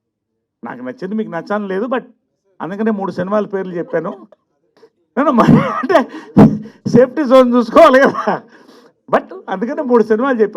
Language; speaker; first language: Telugu; native; Telugu